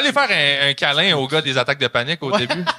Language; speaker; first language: French; native; French